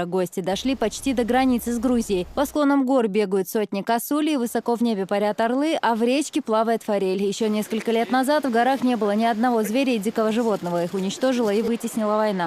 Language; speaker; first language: Russian; native; Russian